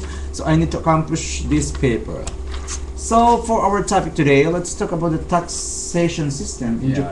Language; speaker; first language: English; non-native, fluent; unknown